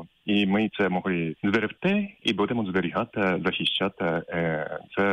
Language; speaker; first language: Ukrainian; non-native, fluent; Japanese